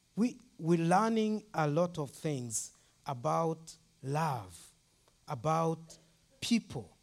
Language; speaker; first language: English; non-native, local second language; Kinyarwanda